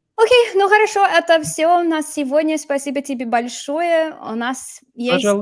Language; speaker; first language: Russian; non-native, fluent; English